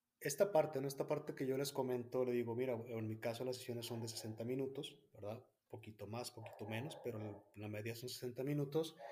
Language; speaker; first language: Spanish; native; Spanish